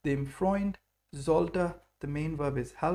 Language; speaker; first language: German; non-native, fluent; English